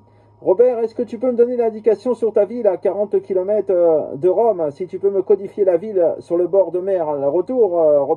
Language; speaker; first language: French; native; French